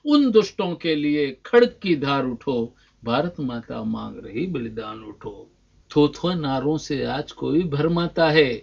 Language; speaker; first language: Hindi; non-native, local second language; Rajasthani